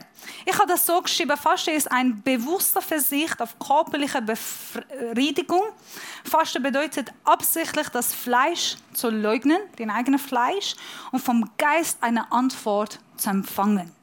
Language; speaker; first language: German; non-native, fluent; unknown